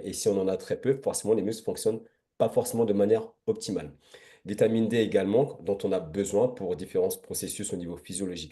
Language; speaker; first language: French; native; French